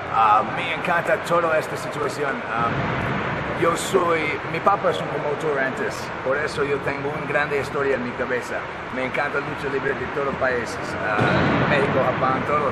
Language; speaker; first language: Spanish; non-native, learner; English